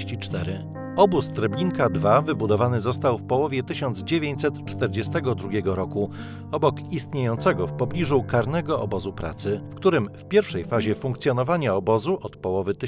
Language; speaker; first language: Polish; native; Polish